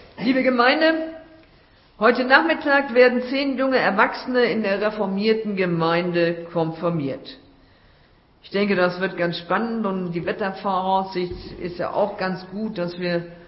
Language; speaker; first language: German; native; German